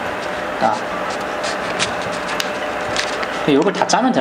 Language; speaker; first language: Vietnamese; non-native, learner; Korean